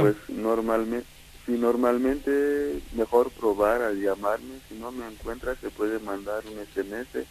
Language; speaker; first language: Spanish; non-native, fluent; Kikuyu